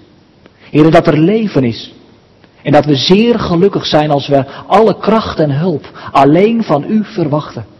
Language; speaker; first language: Dutch; native; Dutch